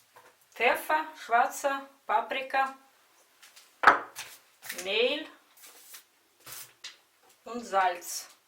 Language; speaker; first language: German; non-native, fluent; Russian